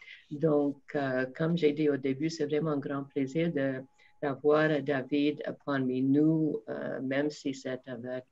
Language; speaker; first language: French; non-native, fluent; English